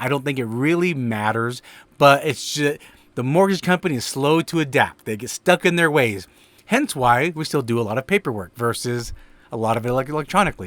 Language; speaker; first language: English; native; English